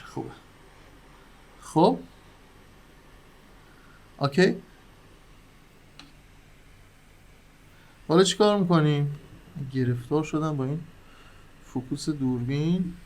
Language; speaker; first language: Persian; native; Persian